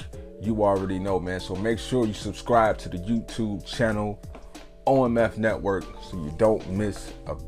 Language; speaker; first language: English; native; English